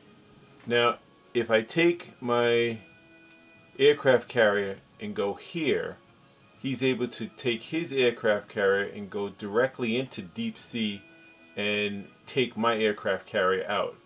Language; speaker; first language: English; native; English